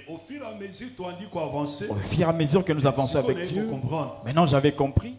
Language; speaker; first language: French; non-native, local second language; Lingala